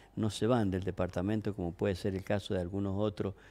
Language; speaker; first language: Spanish; native; Spanish